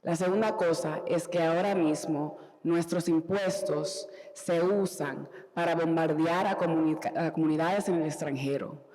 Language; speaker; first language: Spanish; early bilingual, heritage; Spanish